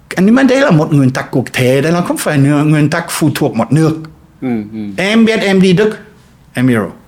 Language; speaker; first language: Vietnamese; non-native, fluent; German